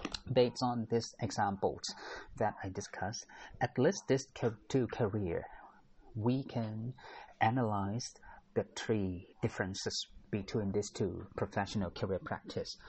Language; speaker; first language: English; non-native, fluent; Thai